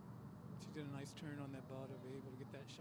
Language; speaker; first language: English; native; English